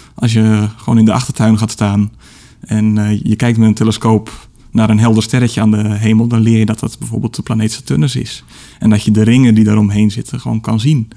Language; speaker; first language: Dutch; native; Dutch